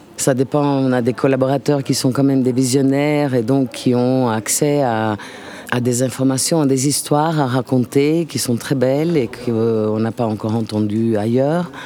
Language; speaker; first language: French; non-native, fluent; Italian